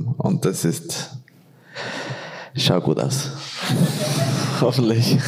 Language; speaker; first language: German; non-native, fluent; Norwegian